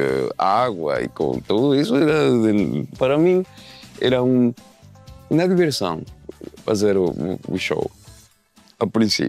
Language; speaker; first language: Portuguese; non-native, learner; Spanish